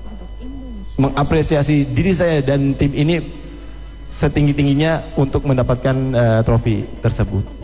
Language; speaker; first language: Indonesian; native; Indonesian